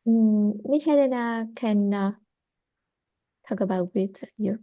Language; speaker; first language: English; non-native, learner; Vietnamese